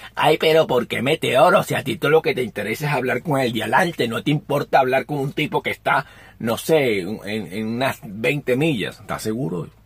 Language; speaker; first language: Spanish; native; Spanish